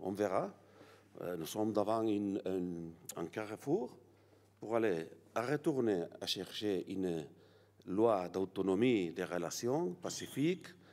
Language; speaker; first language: French; non-native, learner; Catalan